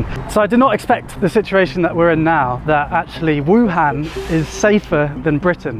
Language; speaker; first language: English; native; English